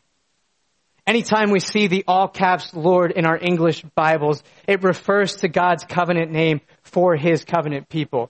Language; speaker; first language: English; native; English